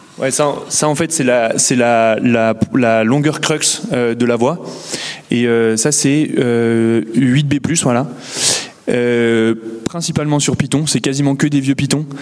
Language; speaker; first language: French; native; French